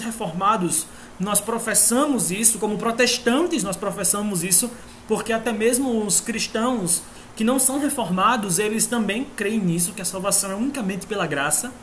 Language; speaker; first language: Portuguese; native; Portuguese